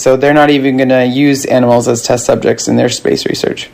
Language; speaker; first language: English; native; English